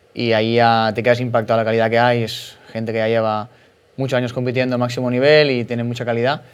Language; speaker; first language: Spanish; native; Spanish